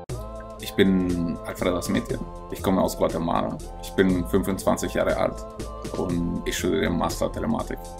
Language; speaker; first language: German; non-native, fluent; Spanish